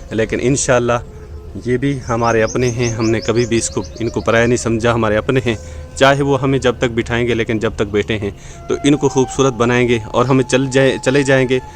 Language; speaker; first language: Urdu; non-native, local second language; Punjabi